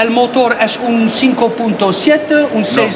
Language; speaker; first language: Spanish; non-native, learner; English